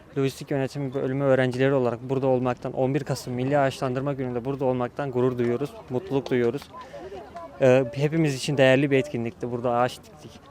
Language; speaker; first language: Turkish; native; Turkish